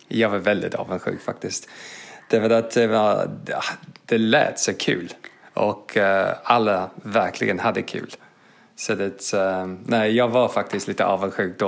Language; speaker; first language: Swedish; non-native, fluent; English